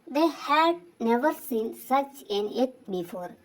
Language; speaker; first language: English; non-native, local second language; Malayalam